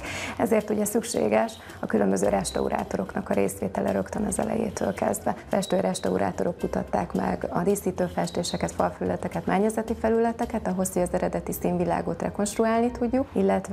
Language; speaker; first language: Hungarian; native; Hungarian